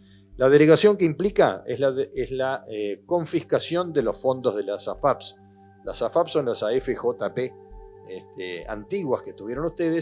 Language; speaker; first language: Spanish; native; Spanish